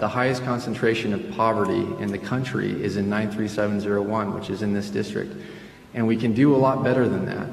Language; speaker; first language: English; early bilingual, other home language; Spanish